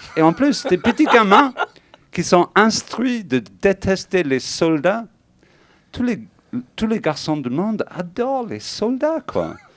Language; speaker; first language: French; non-native, fluent; English